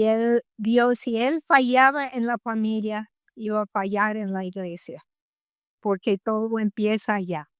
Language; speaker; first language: Spanish; non-native, fluent; English